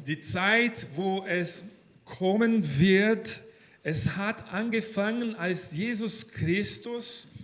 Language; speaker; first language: German; non-native, fluent; Portuguese